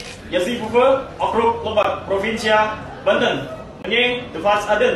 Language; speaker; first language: Russian; non-native, learner; Indonesian